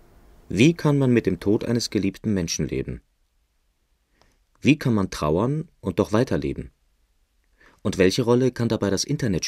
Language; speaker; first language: German; native; German